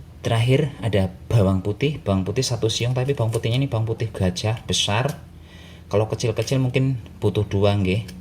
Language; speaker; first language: Indonesian; non-native, local second language; Javanese